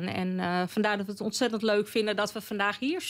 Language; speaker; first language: Dutch; native; Dutch